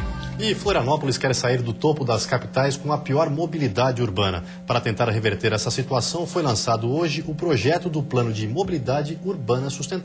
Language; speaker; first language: Portuguese; native; Portuguese